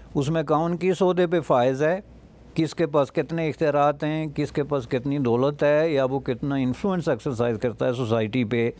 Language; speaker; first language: Urdu; non-native, local second language; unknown